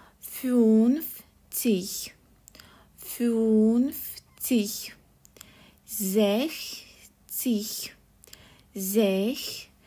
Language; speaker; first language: German; non-native, fluent; Russian